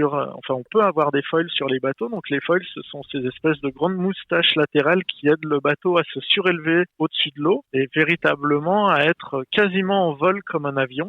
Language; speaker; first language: French; native; French